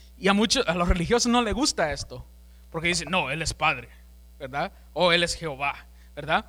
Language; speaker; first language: Spanish; early bilingual, heritage; Spanish